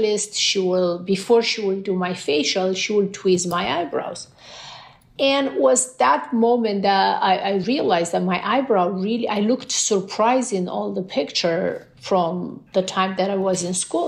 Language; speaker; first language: English; non-native, fluent; Romanian